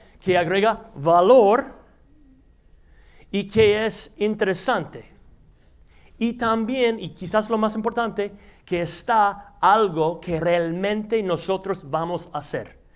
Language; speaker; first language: Spanish; non-native, fluent; English